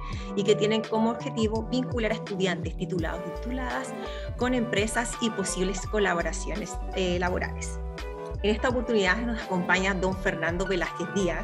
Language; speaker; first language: Spanish; native; Spanish